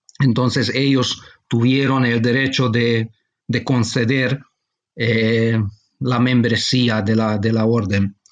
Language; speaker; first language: Spanish; non-native, fluent; Hungarian